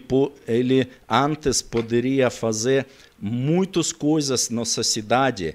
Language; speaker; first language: Portuguese; non-native, learner; Russian